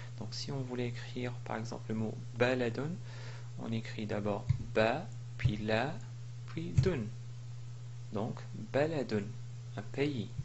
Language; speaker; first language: French; native; French